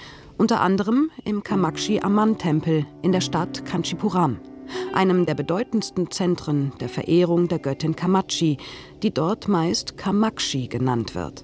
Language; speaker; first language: German; native; German